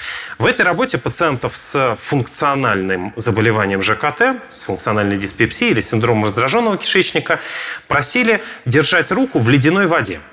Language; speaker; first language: Russian; native; Russian